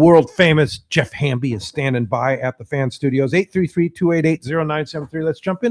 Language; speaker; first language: English; native; English